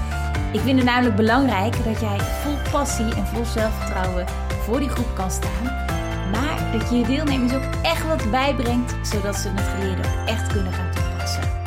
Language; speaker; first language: Dutch; native; Dutch